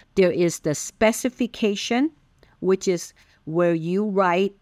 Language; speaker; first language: English; early bilingual, other home language; Min Nan Chinese